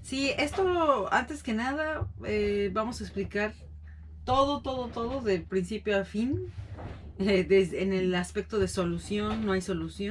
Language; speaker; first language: Spanish; native; Spanish